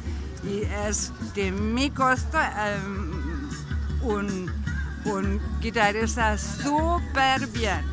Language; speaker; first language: Spanish; non-native, fluent; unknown